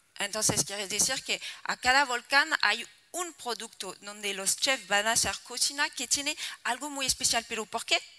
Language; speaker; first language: Spanish; non-native, fluent; French